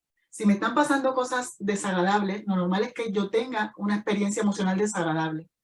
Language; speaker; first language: Spanish; native; Spanish